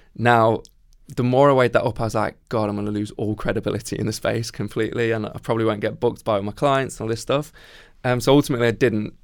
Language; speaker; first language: English; native; English